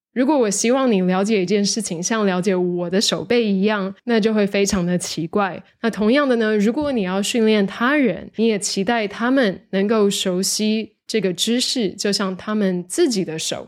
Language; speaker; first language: Chinese; native; Chinese